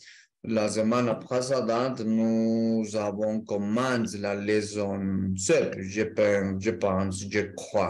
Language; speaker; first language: French; non-native, learner; Spanish